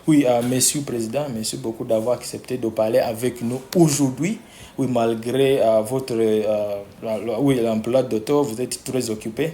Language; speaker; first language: French; non-native, fluent; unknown